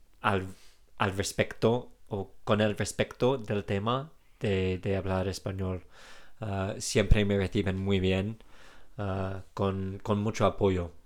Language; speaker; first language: Spanish; non-native, fluent; English